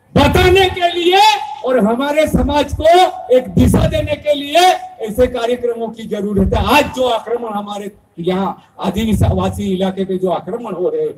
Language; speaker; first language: Hindi; non-native, local second language; Bhili